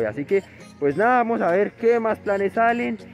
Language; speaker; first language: Spanish; native; Spanish